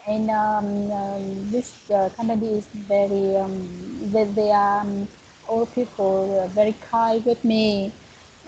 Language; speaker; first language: English; non-native, learner; Vietnamese